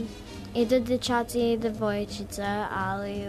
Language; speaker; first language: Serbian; early bilingual, heritage; English